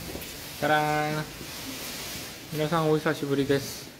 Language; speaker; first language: Japanese; non-native, learner; Korean